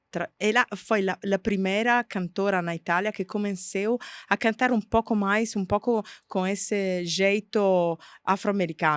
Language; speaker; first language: Portuguese; non-native, fluent; Italian